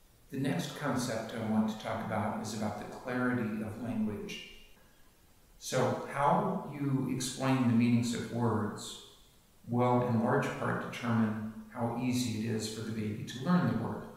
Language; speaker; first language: English; native; English